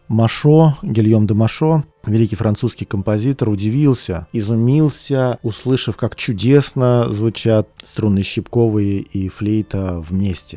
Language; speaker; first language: Russian; native; Russian